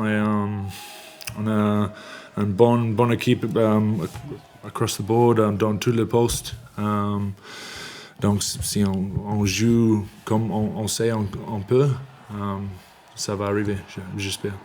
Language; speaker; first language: French; non-native, learner; English